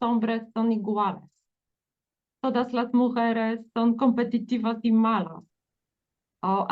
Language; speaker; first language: Spanish; non-native, fluent; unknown